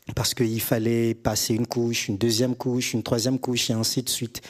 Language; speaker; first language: French; native; French